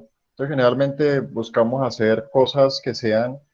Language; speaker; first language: Spanish; native; Spanish